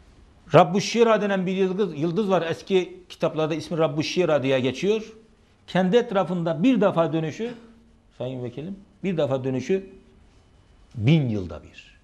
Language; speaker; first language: Turkish; native; Turkish